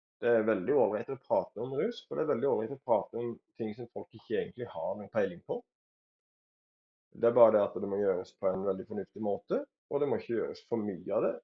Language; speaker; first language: Norwegian; native; Norwegian